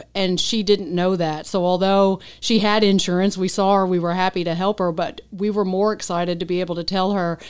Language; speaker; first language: English; native; English